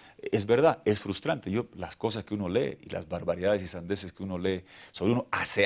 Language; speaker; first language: Spanish; native; Spanish